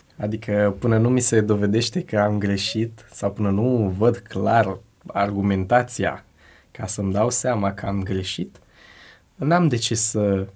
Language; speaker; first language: Romanian; early bilingual, heritage; Romanian